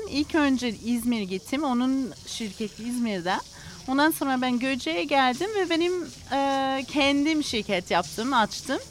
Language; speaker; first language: Turkish; non-native, learner; English